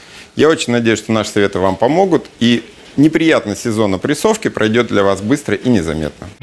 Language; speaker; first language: Russian; native; Russian